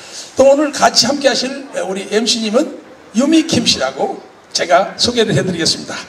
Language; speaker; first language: Korean; native; Korean